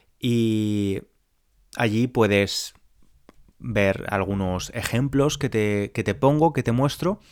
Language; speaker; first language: Spanish; native; Spanish